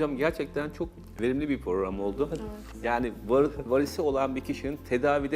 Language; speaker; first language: Turkish; native; Turkish